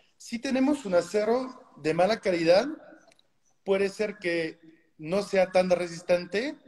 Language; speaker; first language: Spanish; non-native, fluent; French